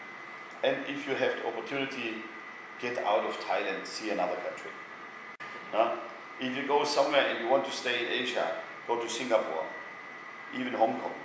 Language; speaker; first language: English; non-native, fluent; German